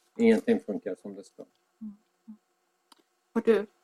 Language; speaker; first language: Swedish; non-native, fluent; Azerbaijani